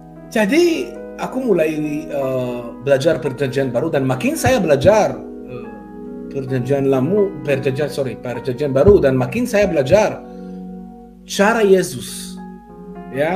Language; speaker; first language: Indonesian; non-native, fluent; Hebrew